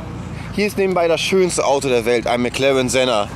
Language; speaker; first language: German; native; German